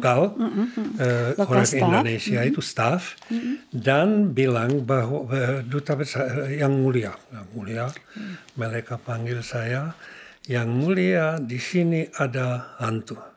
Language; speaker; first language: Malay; non-native, learner; Czech